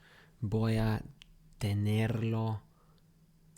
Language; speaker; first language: Spanish; non-native, learner; English